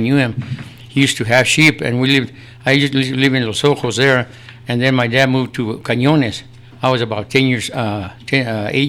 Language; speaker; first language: English; early bilingual, other home language; Spanish